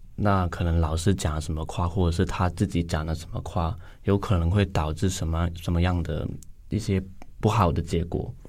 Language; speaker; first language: Chinese; non-native, local second language; Cantonese